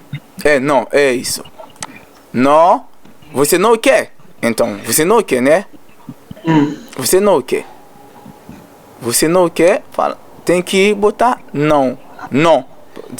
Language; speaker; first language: Portuguese; non-native, learner; Haitian Creole